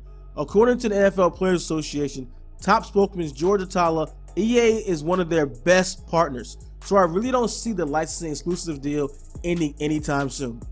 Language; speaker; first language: English; native; English